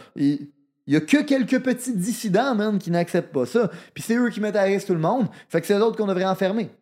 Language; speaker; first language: French; native; French